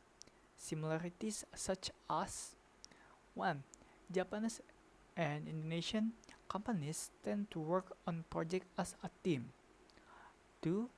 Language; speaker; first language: English; non-native, learner; Indonesian